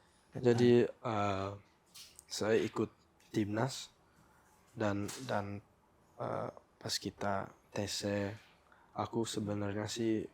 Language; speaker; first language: Indonesian; early bilingual, heritage; English